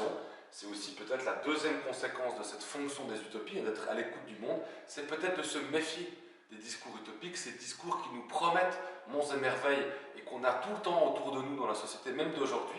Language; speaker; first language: French; native; French